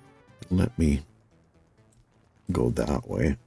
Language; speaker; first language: English; native; English